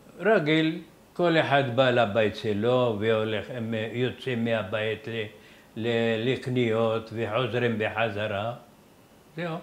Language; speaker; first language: Hebrew; non-native, fluent; Arabic